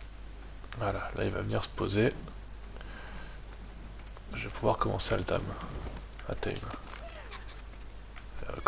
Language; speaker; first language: French; native; French